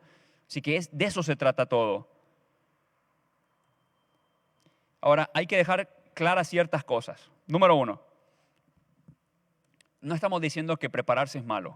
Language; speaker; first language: Spanish; native; Spanish